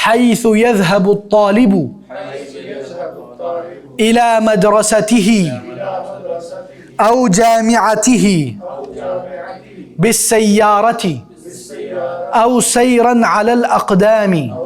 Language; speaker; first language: Arabic; non-native, fluent; Urdu